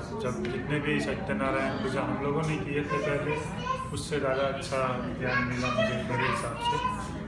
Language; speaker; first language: Hindi; native; Hindi